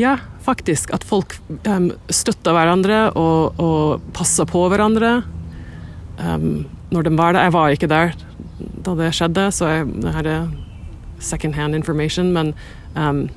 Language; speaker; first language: Norwegian; non-native, fluent; English